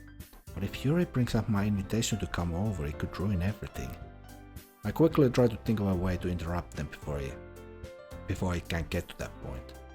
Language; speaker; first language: English; non-native, fluent; Finnish